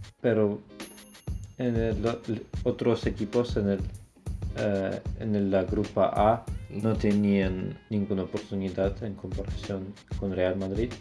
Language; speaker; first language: Spanish; non-native, learner; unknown